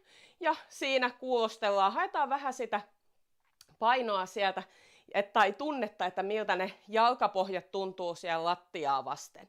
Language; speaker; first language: Finnish; native; Finnish